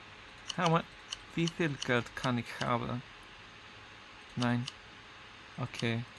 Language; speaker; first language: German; non-native, learner; English